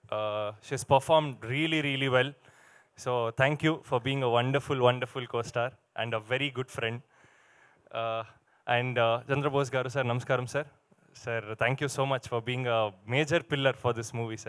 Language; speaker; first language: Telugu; non-native, learner; Kannada